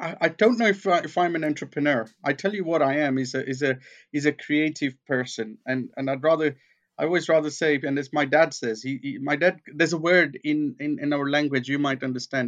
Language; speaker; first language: English; non-native, local second language; Gujarati